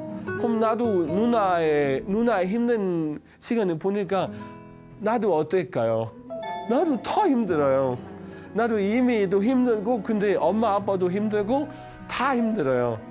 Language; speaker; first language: Korean; non-native, learner; Danish